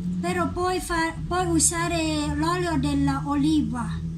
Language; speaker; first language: Italian; non-native, learner; Thai